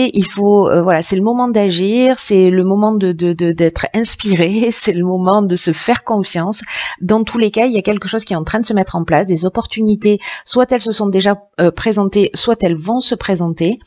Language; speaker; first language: French; native; French